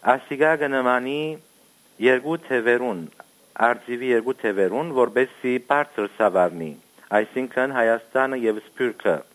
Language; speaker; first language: Armenian; early bilingual, heritage; Armenian